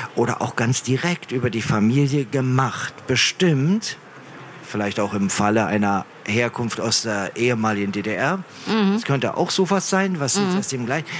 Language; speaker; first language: German; early bilingual, other home language; Arabic